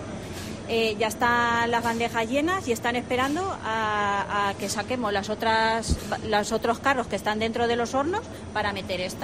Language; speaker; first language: Spanish; native; Spanish